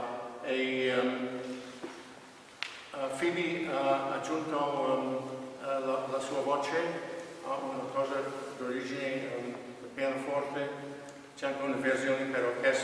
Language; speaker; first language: Italian; non-native, fluent; English